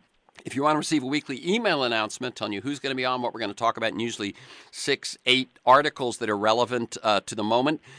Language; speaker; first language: English; native; English